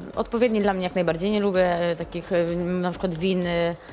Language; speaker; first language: Polish; native; Polish